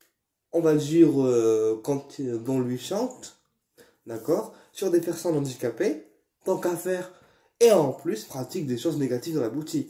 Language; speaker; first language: French; native; French